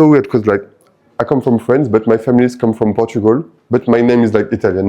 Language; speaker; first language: English; non-native, fluent; French